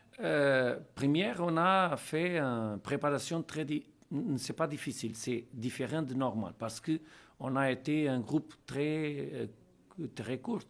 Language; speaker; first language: French; non-native, learner; Portuguese